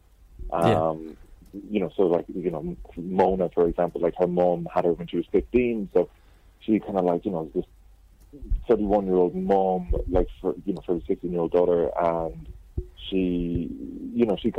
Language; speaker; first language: English; native; English